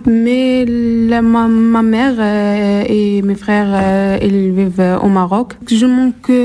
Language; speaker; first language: French; non-native, learner; Arabic